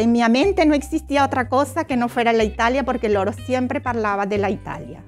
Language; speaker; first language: Italian; non-native, learner; Spanish